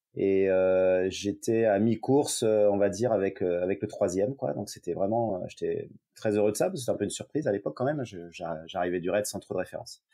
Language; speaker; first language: French; native; French